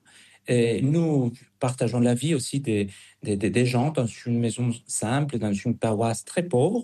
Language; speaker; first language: French; non-native, fluent; Spanish